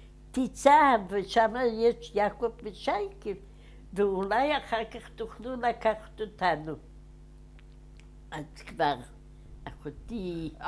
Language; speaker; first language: Hebrew; non-native, fluent; Yiddish